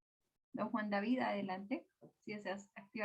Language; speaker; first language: Spanish; native; Spanish